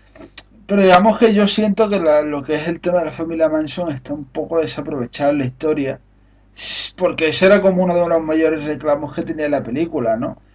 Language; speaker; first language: Spanish; native; Spanish